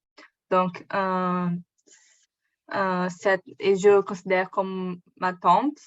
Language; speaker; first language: French; non-native, learner; Portuguese